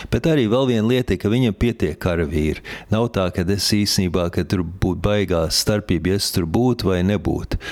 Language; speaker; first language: Latvian; early bilingual, heritage; Latvian